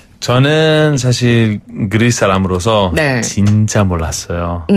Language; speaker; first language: Korean; non-native, fluent; Greek